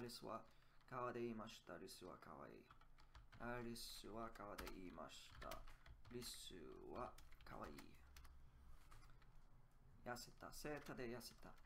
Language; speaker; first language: Japanese; non-native, learner; English